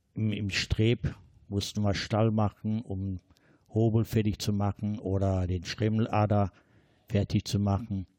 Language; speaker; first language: German; non-native, fluent; Turkish